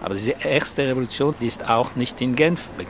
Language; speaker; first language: German; non-native, local second language; French